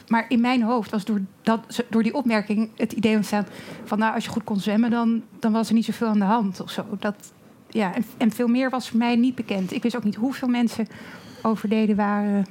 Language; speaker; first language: Dutch; native; Dutch